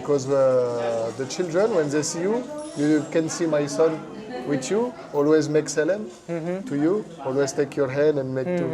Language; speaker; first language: English; non-native, fluent; French